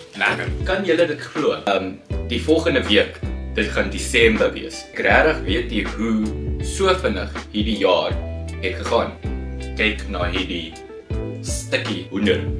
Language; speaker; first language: Afrikaans; non-native, learner; Korean